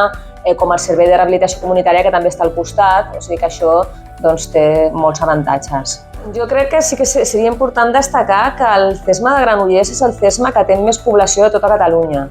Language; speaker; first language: Catalan; native; Catalan